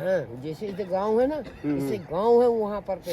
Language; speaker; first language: Hindi; non-native, local second language; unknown